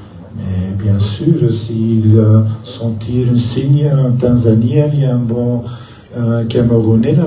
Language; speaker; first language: French; non-native, local second language; Dutch